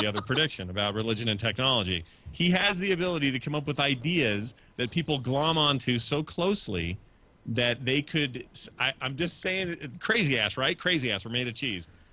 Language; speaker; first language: English; native; English